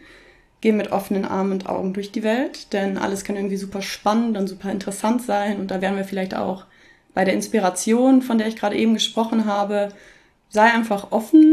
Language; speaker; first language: German; native; German